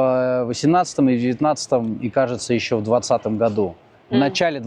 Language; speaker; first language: Russian; native; Russian